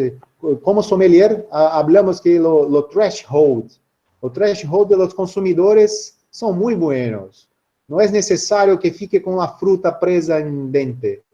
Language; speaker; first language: Spanish; non-native, learner; Portuguese